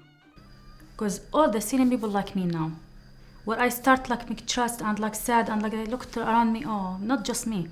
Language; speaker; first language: English; non-native, learner; Arabic